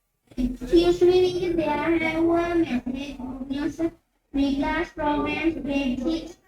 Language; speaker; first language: English; non-native, local second language; Sinhala